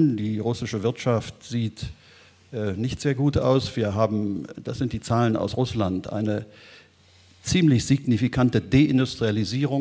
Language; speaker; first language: German; native; German